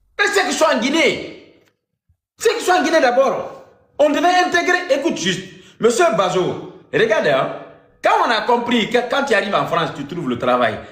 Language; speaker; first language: French; non-native, local second language; Fula